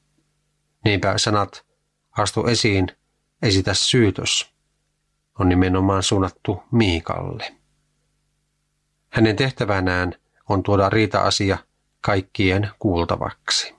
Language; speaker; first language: Finnish; native; Finnish